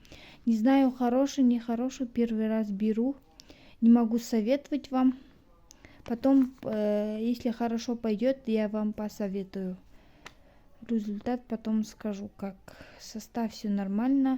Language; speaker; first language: Russian; non-native, local second language; Kazakh